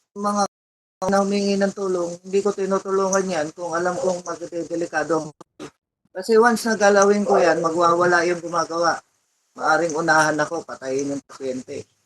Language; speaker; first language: Filipino; non-native, local second language; Iloko